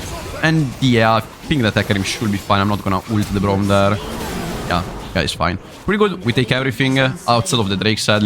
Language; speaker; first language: English; non-native, fluent; Italian